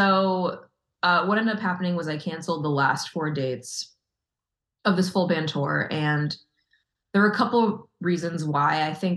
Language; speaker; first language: English; native; English